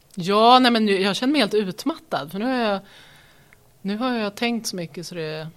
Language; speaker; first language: Swedish; native; Swedish